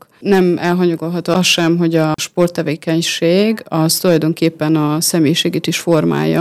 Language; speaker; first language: Hungarian; native; Hungarian